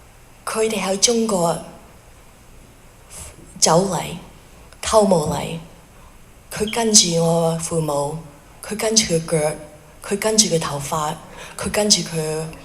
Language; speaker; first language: Cantonese; early bilingual, heritage; Cantonese